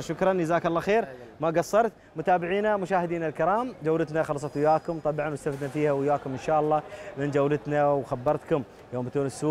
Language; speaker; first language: Arabic; native; Arabic